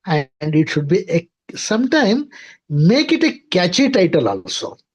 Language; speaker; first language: English; non-native, local second language; Marathi